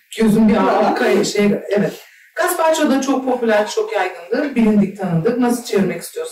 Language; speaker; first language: Turkish; native; Turkish